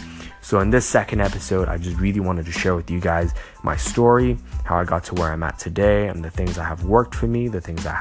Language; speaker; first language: English; non-native, local second language; Cantonese